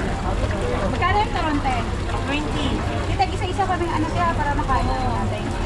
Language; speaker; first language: Filipino; non-native, fluent; Indonesian